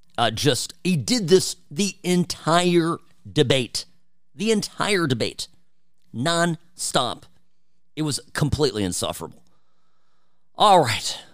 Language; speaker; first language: English; early bilingual, other home language; Czech